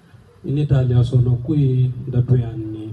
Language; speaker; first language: Italian; non-native, fluent; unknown